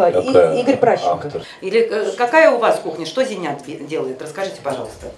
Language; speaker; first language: Russian; native; Russian